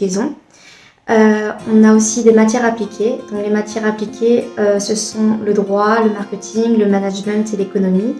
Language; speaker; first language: French; native; French